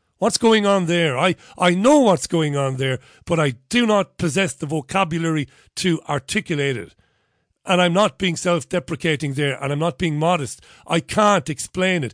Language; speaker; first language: English; native; English